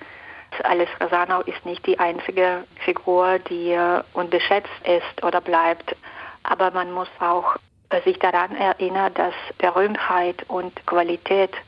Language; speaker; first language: German; non-native, fluent; Belarusian